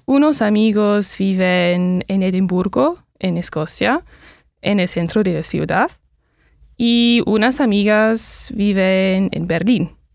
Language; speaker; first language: Spanish; non-native, learner; English